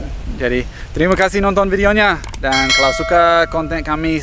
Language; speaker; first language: Indonesian; non-native, fluent; English